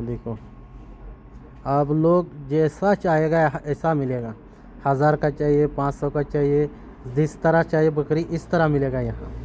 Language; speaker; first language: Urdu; non-native, fluent; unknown